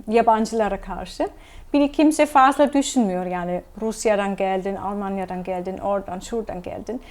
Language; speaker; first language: Turkish; non-native, fluent; German